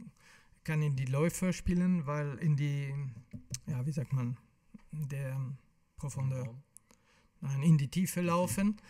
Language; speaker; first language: German; non-native, fluent; French